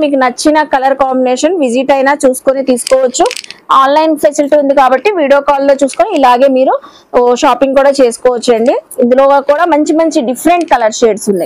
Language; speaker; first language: Telugu; native; Telugu